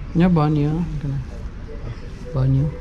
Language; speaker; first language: Vietnamese; non-native, learner; Kannada